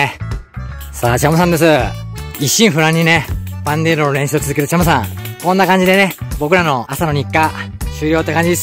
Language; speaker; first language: Japanese; native; Japanese